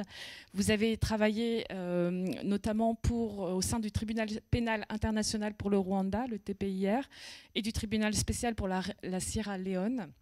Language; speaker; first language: French; native; French